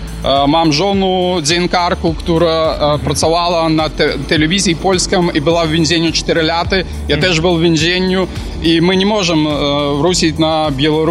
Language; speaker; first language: Polish; non-native, learner; Belarusian